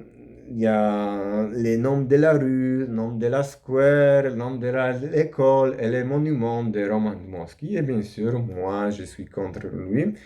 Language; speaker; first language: French; non-native, learner; Polish